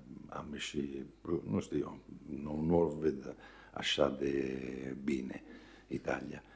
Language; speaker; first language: Romanian; non-native, fluent; Italian